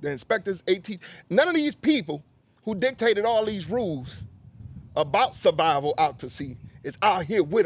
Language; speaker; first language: English; native; English